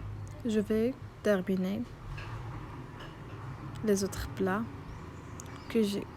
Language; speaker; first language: French; non-native, local second language; Arabic